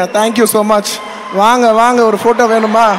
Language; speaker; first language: Tamil; non-native, local second language; Telugu